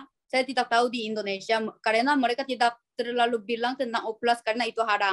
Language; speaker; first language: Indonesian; non-native, learner; Korean